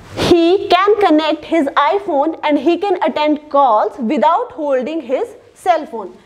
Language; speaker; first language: Hindi; native; Hindi